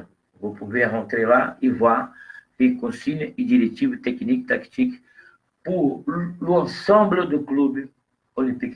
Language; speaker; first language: French; non-native, fluent; Portuguese